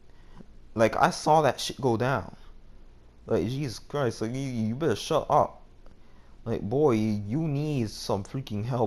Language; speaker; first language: English; native; English